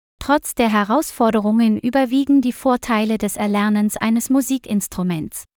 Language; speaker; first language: German; non-native, fluent; Vietnamese